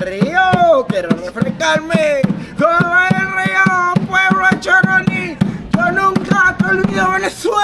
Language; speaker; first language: Spanish; native; Spanish